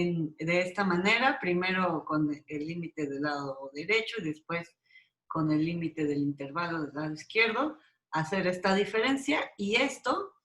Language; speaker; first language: Spanish; native; Spanish